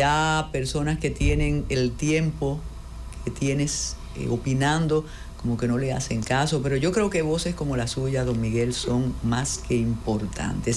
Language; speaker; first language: Spanish; native; Spanish